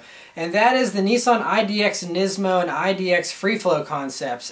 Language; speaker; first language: English; native; English